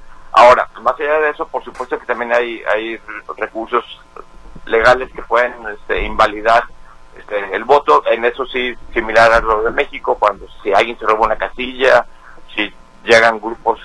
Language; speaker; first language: Spanish; native; Spanish